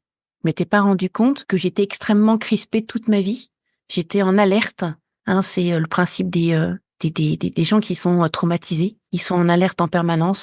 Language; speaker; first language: French; native; French